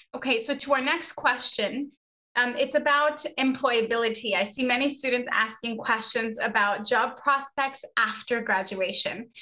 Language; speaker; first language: English; early bilingual, other home language; Spanish